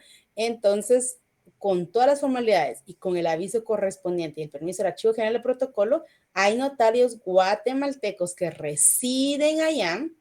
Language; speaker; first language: Spanish; native; Spanish